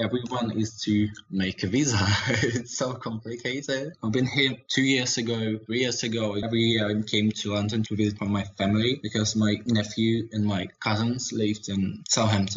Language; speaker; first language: English; non-native, learner; Russian